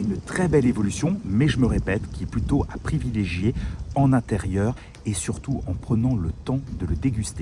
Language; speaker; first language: French; native; French